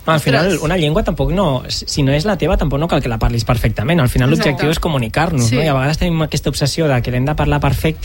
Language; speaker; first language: Catalan; native; Catalan